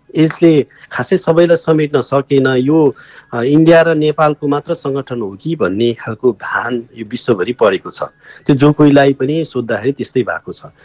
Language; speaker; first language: Nepali; non-native, local second language; Eastern Tamang